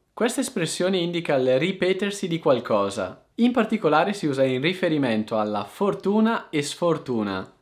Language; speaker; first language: Italian; native; Italian